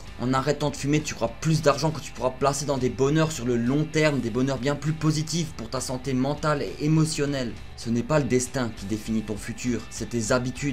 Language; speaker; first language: French; native; French